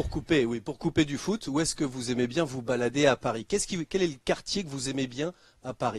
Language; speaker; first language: French; native; French